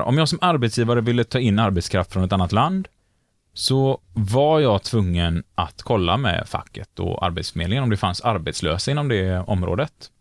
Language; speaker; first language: Swedish; native; Swedish